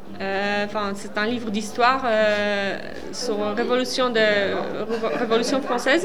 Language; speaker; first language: French; non-native, fluent; Polish